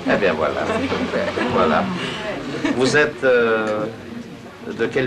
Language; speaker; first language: French; non-native, fluent; Polish